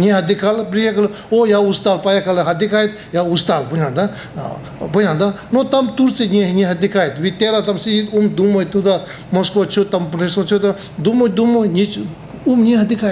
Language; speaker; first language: Russian; non-native, learner; Tibetan